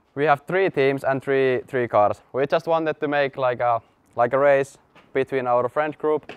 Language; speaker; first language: English; non-native, fluent; Finnish